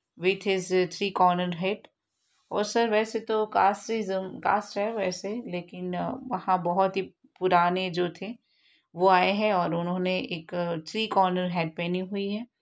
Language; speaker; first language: Hindi; non-native, local second language; Gujarati